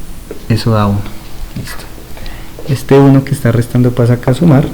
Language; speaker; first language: Spanish; native; Spanish